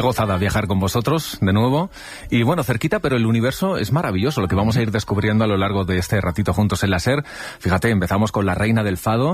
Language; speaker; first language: Spanish; native; Spanish